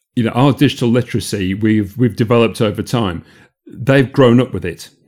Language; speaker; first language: English; native; English